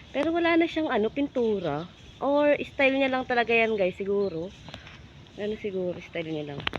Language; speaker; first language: Filipino; native; Filipino